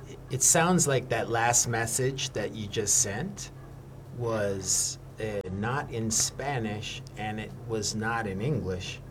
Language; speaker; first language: English; native; English